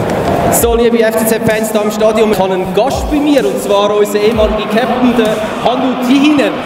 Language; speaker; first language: German; native; German